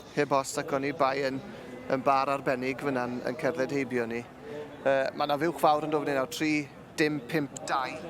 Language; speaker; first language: Welsh; native; Welsh